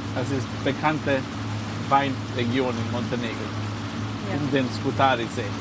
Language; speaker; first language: German; non-native, fluent; Serbian